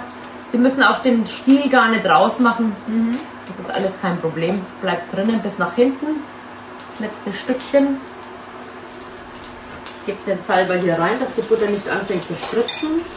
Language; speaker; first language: German; native; German